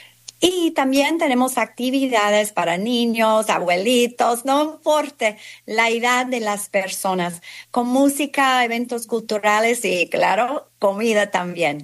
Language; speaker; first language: Spanish; non-native, fluent; English